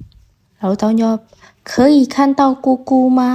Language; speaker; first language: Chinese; non-native, fluent; Indonesian